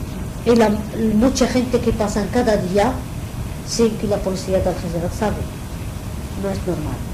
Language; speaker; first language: Spanish; non-native, learner; Arabic